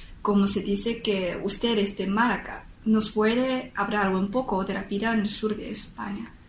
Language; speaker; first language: Spanish; non-native, learner; Chinese